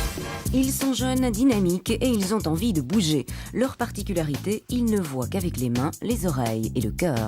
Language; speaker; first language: French; native; French